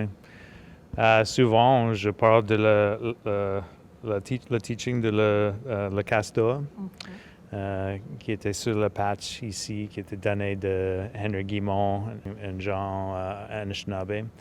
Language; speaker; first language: French; non-native, local second language; English